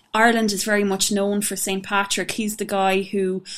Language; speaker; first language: English; native; English